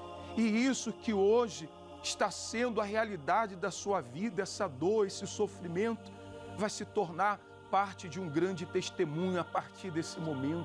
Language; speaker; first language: Portuguese; native; Portuguese